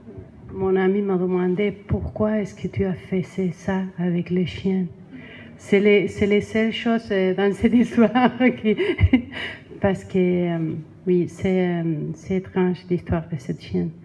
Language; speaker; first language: French; non-native, learner; Spanish